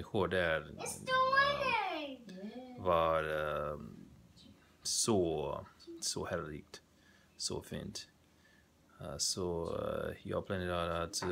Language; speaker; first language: Swedish; non-native, learner; English